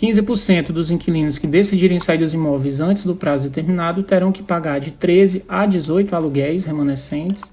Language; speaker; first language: Portuguese; native; Portuguese